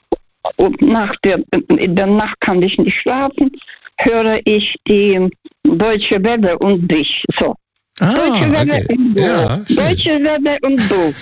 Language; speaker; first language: German; non-native, local second language; Russian